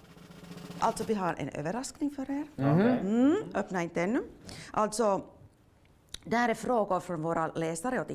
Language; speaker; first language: Swedish; non-native, local second language; Finnish